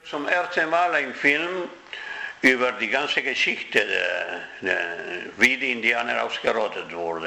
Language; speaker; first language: German; non-native, fluent; Spanish